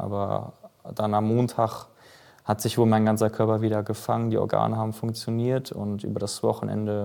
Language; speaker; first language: German; native; German